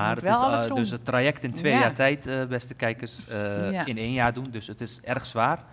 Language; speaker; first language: Dutch; native; Dutch